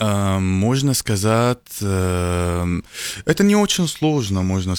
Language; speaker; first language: Russian; non-native, learner; Arabic